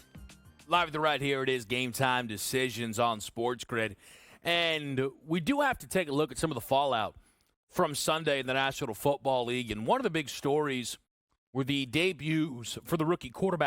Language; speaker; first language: English; native; English